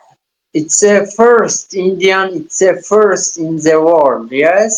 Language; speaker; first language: English; non-native, learner; Tajik